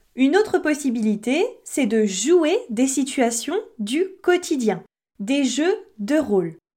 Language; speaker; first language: French; native; French